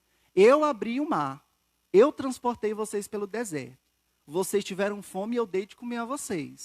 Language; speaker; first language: Portuguese; native; Portuguese